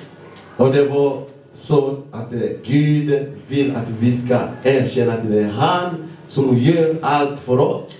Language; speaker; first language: Swedish; non-native, learner; Lingala